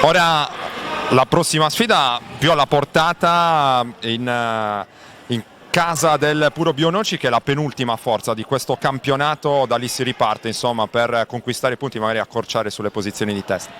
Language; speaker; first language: Italian; native; Italian